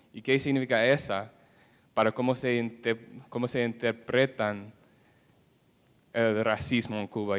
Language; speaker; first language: Spanish; non-native, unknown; English